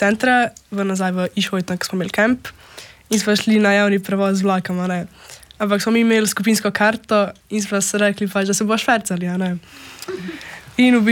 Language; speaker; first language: Slovenian; native; Slovenian